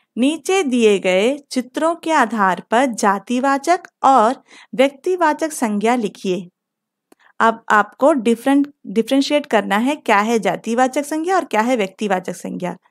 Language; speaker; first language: Hindi; non-native, local second language; Telugu